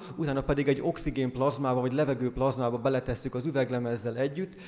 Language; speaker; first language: Hungarian; native; Hungarian